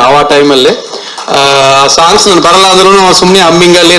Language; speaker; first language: Kannada; non-native, learner; Tamil